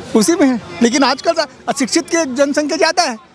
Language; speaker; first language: Hindi; native; Hindi